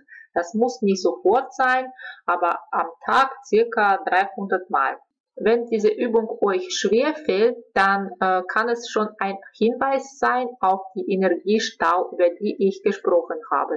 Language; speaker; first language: German; non-native, fluent; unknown